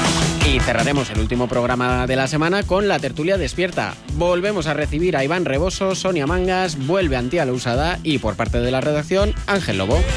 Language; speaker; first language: Spanish; native; Spanish